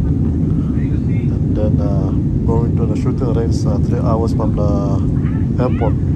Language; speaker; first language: English; non-native, local second language; Filipino